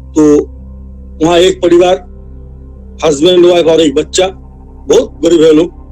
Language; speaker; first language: Hindi; non-native, local second language; Assamese